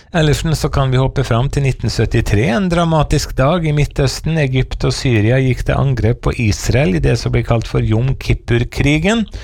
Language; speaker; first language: Norwegian; native; Norwegian